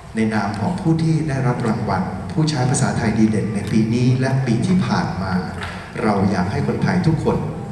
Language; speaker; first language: Thai; native; Thai